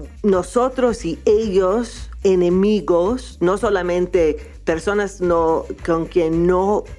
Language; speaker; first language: Spanish; non-native, fluent; English